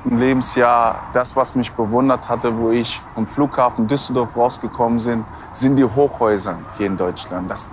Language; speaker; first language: German; early bilingual, other home language; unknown